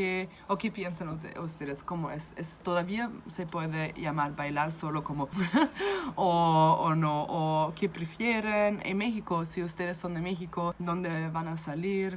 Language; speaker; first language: Spanish; non-native, fluent; German